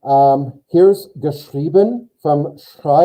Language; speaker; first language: German; non-native, fluent; English